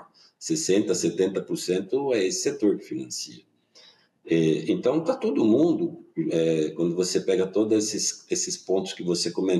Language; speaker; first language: Portuguese; native; Portuguese